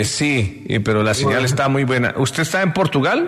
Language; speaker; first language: Spanish; native; Spanish